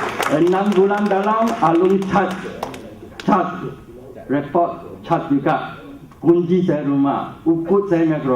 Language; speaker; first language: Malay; non-native, local second language; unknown